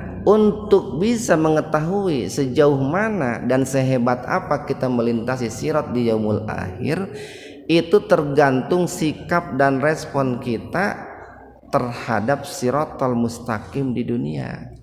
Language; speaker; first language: Indonesian; native; Indonesian